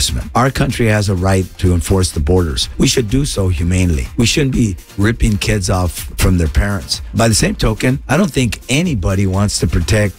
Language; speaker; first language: Spanish; non-native, fluent; English